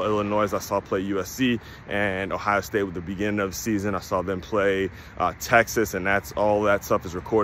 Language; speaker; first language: English; native; English